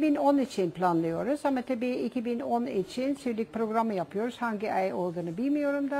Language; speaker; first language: Turkish; non-native, fluent; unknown